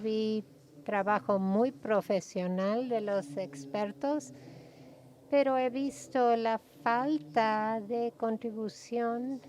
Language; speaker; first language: Spanish; non-native, fluent; German